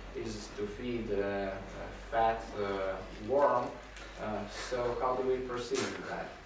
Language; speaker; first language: English; non-native, fluent; Latvian